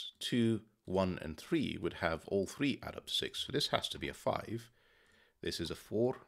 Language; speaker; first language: English; native; English